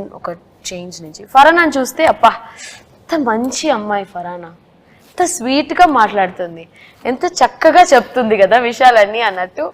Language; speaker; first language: Telugu; non-native, local second language; Tamil